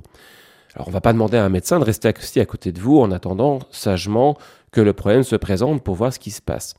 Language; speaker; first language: French; native; French